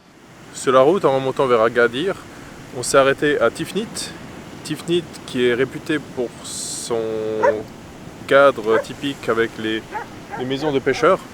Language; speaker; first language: French; native; French